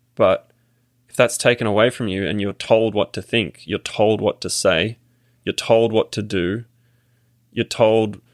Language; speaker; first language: English; native; English